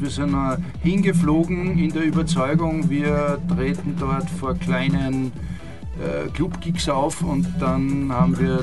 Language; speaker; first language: German; native; German